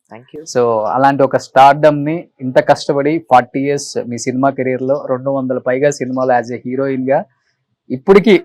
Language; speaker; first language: Telugu; native; Telugu